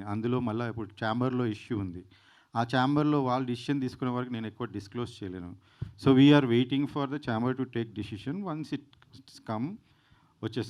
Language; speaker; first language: Telugu; native; Telugu